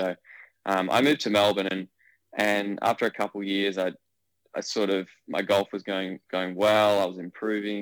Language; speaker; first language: English; native; English